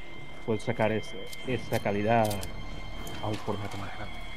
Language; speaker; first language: Spanish; native; Spanish